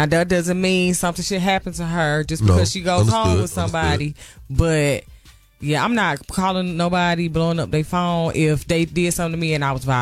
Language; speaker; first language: English; native; English